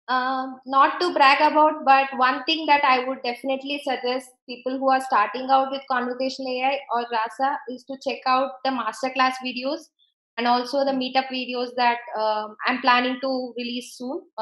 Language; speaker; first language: English; non-native, local second language; Tamil